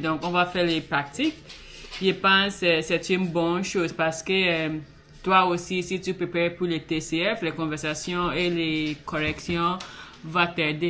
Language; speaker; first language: French; non-native, learner; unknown